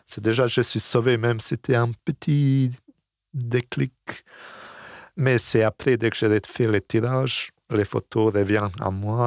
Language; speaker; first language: French; non-native, fluent; Bosnian